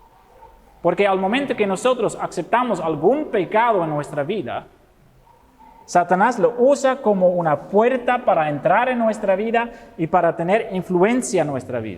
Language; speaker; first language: Spanish; non-native, fluent; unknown